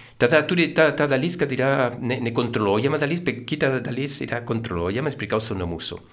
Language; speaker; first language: Lithuanian; non-native, fluent; Spanish